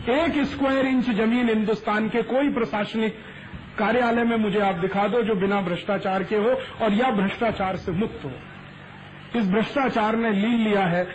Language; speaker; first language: Hindi; native; Hindi